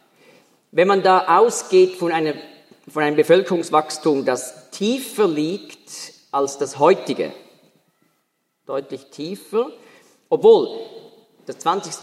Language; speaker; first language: German; native; German